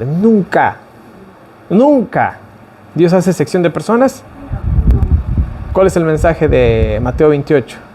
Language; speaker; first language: Spanish; native; Spanish